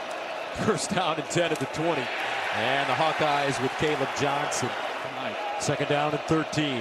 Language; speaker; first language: English; native; English